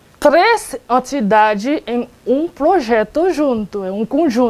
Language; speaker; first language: Portuguese; non-native, learner; Haitian Creole